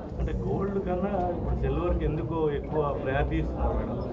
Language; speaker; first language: Telugu; native; Telugu